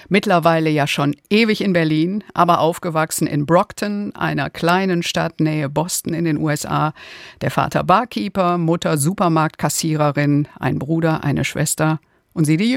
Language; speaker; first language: German; native; German